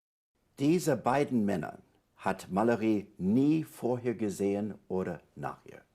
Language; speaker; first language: German; non-native, fluent; English